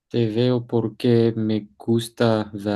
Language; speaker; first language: Spanish; non-native, learner; English